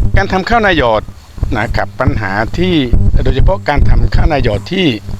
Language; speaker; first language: Thai; non-native, local second language; Khmer